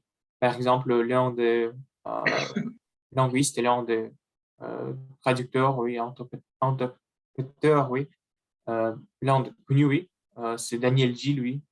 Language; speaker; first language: French; non-native, learner; Russian